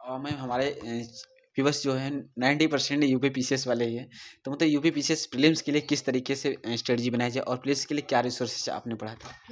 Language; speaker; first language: Hindi; native; Hindi